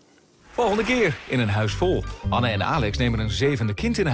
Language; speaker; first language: Dutch; native; Dutch